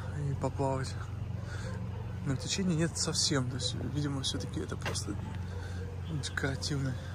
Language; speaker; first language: Russian; native; Russian